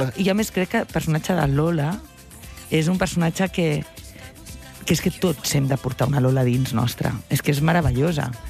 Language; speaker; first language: Catalan; non-native, local second language; Spanish